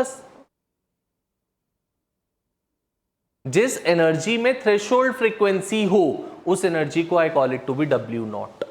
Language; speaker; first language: Hindi; native; Hindi